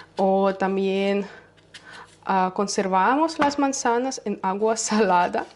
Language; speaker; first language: Spanish; non-native, learner; Russian